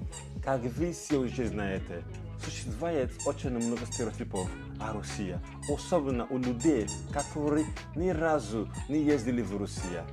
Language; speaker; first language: Russian; non-native, learner; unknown